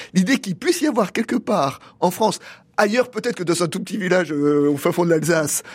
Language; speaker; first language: French; native; French